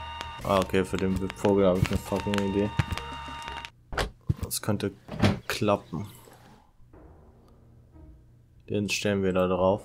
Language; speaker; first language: German; native; German